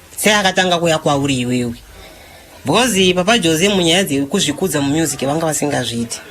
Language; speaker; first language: Shona; non-native, fluent; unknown